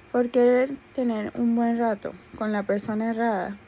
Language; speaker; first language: Spanish; native; Spanish